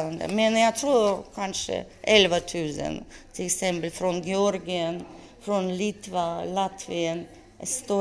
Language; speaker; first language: Swedish; non-native, learner; Russian